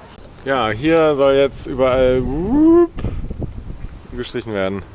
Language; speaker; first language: German; native; German